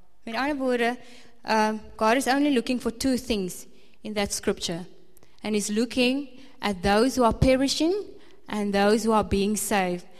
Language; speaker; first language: English; non-native, local second language; Afrikaans